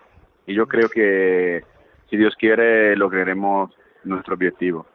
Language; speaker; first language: Spanish; early bilingual, heritage; Italian